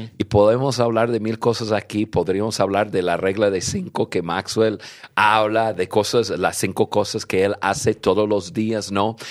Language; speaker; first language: Spanish; early bilingual, heritage; English